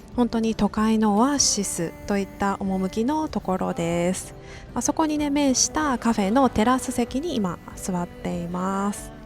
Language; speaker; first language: Japanese; native; Japanese